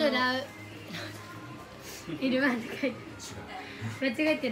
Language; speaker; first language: Japanese; native; Japanese